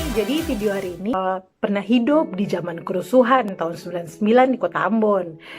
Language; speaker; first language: Indonesian; native; Indonesian